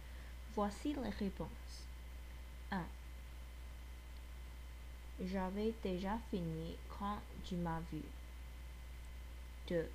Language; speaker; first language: French; non-native, learner; English